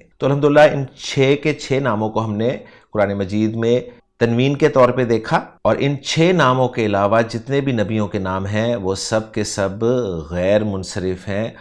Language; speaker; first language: Urdu; native; Urdu